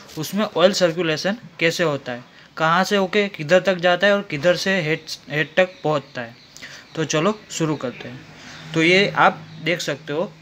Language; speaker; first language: Hindi; native; Hindi